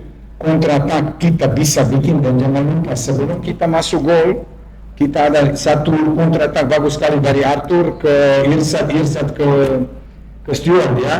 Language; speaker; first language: Indonesian; non-native, fluent; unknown